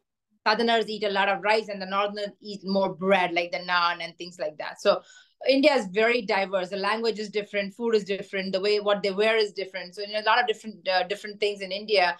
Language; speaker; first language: English; non-native, local second language; Urdu